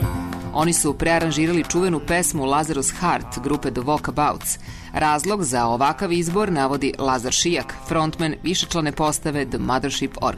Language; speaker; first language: Serbian; native; Serbian